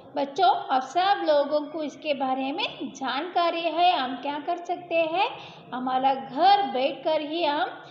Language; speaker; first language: Hindi; non-native, local second language; Kannada